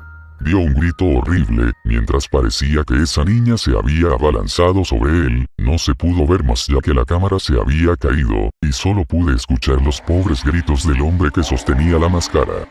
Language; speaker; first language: Spanish; native; Spanish